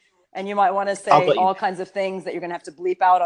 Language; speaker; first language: English; early bilingual, other home language; Urdu